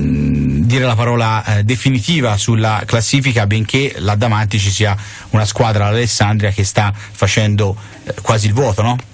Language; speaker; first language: Italian; native; Italian